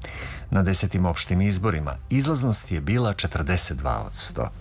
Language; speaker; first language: Serbian; native; Serbian